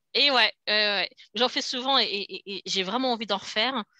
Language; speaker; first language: French; native; French